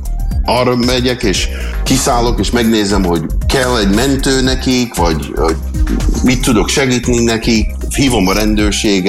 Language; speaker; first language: Hungarian; early bilingual, heritage; Hungarian